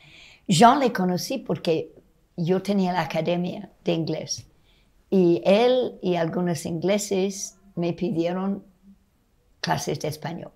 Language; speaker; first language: Spanish; non-native, fluent; English